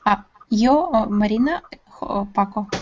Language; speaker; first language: Spanish; non-native, learner; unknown